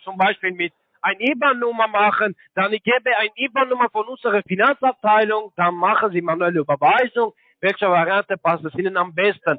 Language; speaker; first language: German; non-native, learner; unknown